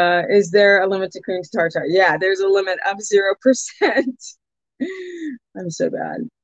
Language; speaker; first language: English; native; English